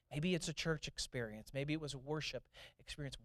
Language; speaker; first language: English; native; English